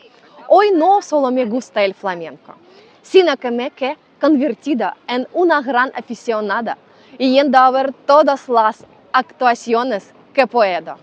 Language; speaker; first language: Spanish; non-native, fluent; Ukrainian